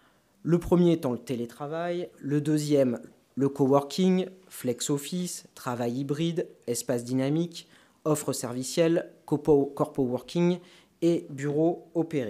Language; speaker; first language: French; native; French